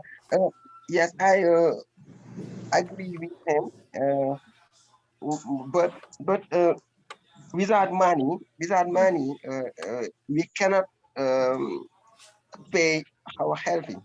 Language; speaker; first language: English; non-native, learner; French